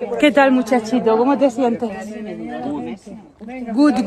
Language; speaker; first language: Spanish; native; Spanish